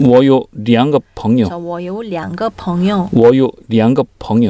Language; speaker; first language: Chinese; non-native, fluent; Korean